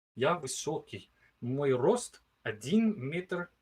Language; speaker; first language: Russian; non-native, learner; English